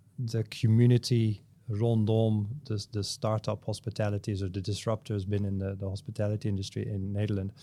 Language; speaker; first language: Dutch; non-native, fluent; English